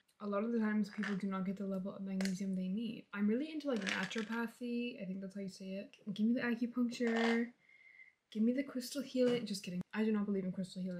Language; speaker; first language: English; early bilingual, other home language; Spanish